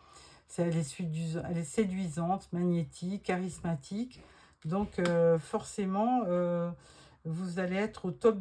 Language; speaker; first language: French; native; French